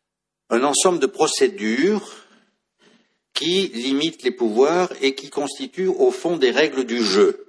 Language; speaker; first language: French; native; French